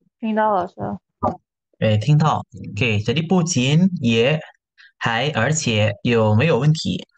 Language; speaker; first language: Chinese; non-native, fluent; Indonesian